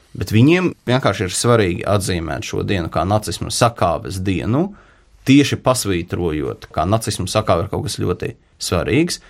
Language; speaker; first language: Latvian; native; Latvian